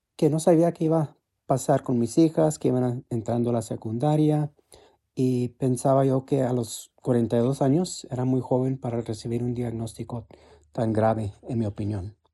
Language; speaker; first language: Spanish; early bilingual, heritage; Spanish